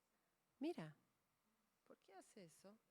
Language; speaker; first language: Spanish; non-native, fluent; Portuguese